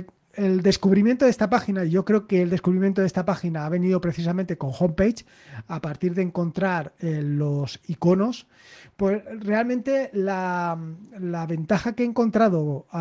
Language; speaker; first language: Spanish; native; Spanish